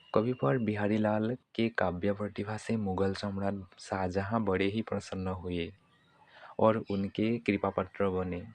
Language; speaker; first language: Hindi; non-native, local second language; Assamese